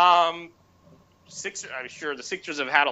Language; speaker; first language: English; native; English